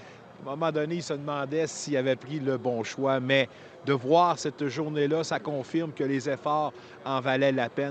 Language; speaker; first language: French; native; French